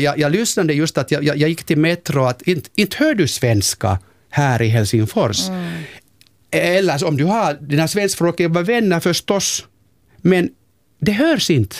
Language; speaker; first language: Swedish; non-native, local second language; Finnish